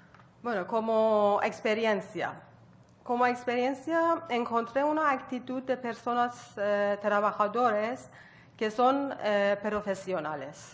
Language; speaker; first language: Spanish; non-native, learner; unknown